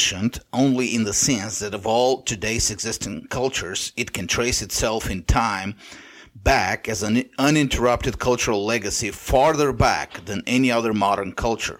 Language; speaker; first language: English; non-native, fluent; Bulgarian